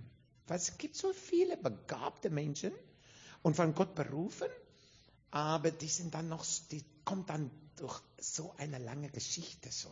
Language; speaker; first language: German; non-native, fluent; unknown